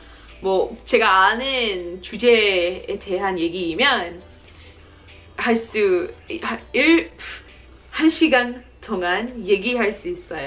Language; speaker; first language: Korean; non-native, learner; English